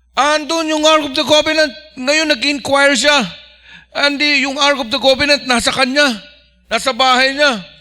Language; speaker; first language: Filipino; non-native, local second language; Iloko